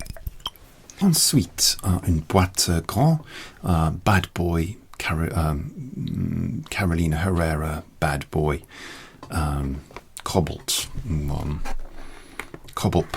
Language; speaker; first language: French; non-native, learner; English